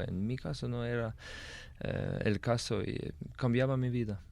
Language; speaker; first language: Spanish; non-native, fluent; Slovenian